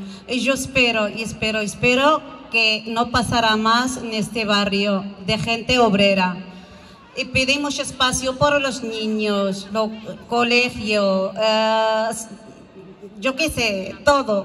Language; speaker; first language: Spanish; non-native, fluent; Arabic